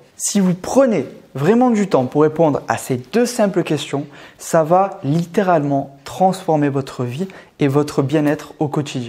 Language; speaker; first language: French; native; French